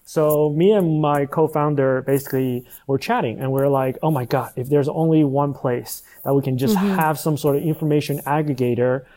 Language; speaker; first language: English; non-native, fluent; Chinese